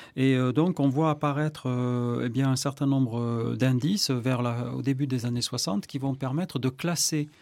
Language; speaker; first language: French; native; French